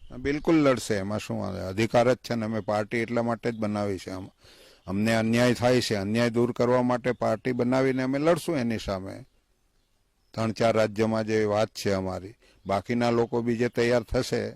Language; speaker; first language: Gujarati; non-native, local second language; Vasavi